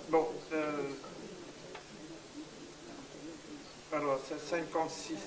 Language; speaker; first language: French; non-native, fluent; Chinese